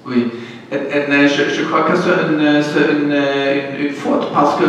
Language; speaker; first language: French; non-native, learner; German